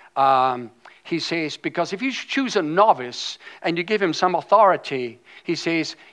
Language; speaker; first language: English; non-native, fluent; German